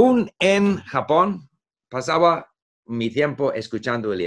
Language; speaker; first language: Spanish; non-native, fluent; English